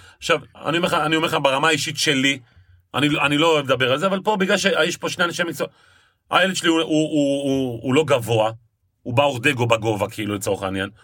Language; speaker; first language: Hebrew; native; Hebrew